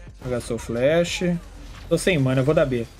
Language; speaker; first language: Portuguese; native; Portuguese